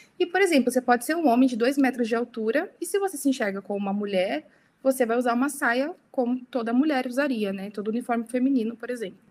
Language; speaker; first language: Portuguese; early bilingual, heritage; Portuguese